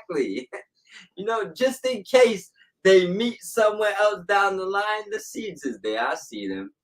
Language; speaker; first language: English; native; English